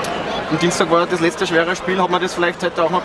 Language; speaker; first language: German; native; German